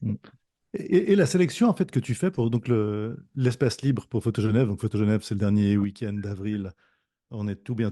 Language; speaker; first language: French; native; French